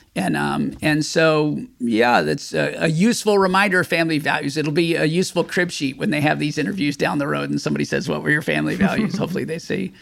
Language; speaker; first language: English; native; English